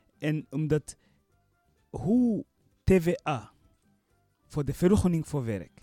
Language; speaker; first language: Dutch; non-native, learner; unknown